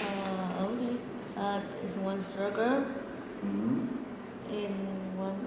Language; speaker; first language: English; non-native, learner; Vietnamese